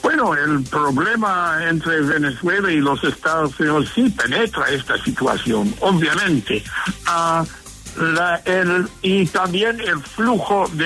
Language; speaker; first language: Spanish; non-native, fluent; English